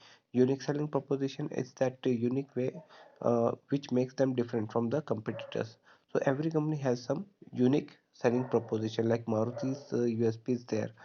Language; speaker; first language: English; non-native, local second language; Hindi